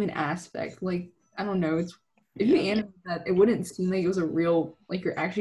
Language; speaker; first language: English; native; English